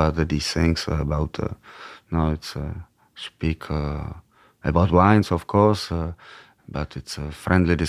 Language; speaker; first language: English; non-native, learner; Czech